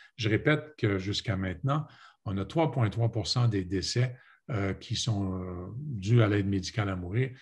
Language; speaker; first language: French; native; French